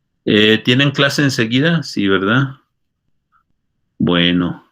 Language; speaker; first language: Spanish; native; Spanish